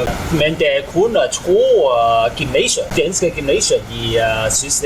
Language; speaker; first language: Danish; non-native, learner; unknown